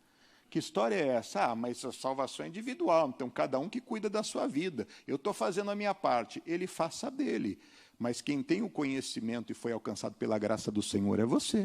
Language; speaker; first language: Portuguese; native; Portuguese